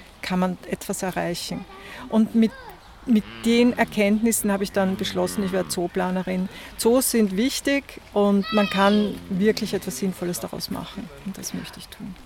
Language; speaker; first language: German; native; German